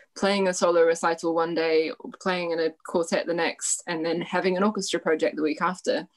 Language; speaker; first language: English; native; English